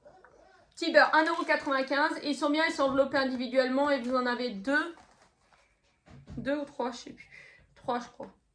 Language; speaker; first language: French; native; French